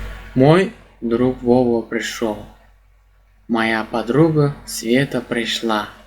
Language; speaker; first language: Russian; non-native, fluent; Turkmen